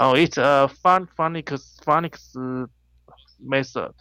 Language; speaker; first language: English; non-native, learner; Chinese